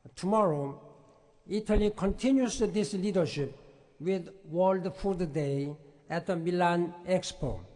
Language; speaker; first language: English; non-native, fluent; Korean